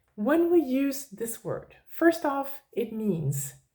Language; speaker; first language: English; non-native, fluent; Danish